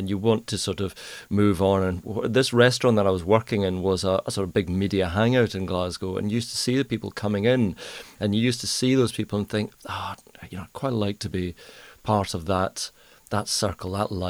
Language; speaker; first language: English; native; English